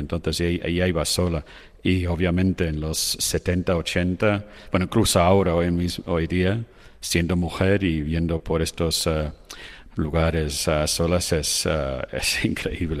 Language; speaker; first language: Spanish; non-native, fluent; French